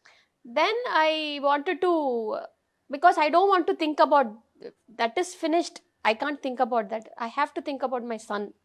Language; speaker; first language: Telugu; non-native, local second language; Tamil